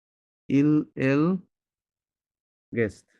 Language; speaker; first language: French; non-native, learner; Bangla